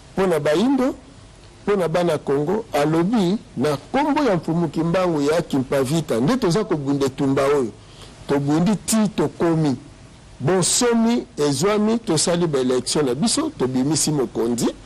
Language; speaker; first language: Lingala; non-native, local second language; Kongo